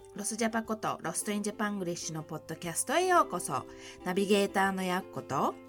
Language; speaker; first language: Japanese; early bilingual, heritage; Japanese